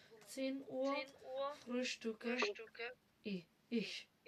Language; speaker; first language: German; non-native, fluent; Macedonian